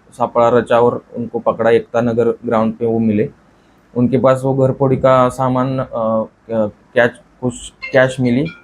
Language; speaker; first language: Hindi; non-native, local second language; Marathi